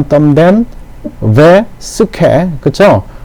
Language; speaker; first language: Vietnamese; non-native, learner; Korean